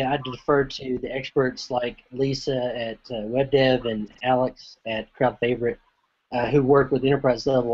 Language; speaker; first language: English; native; English